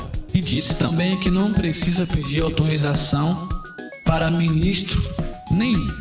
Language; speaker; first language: Portuguese; native; Portuguese